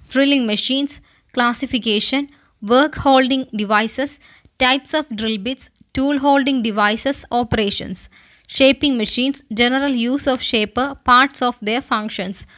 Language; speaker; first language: English; non-native, local second language; Malayalam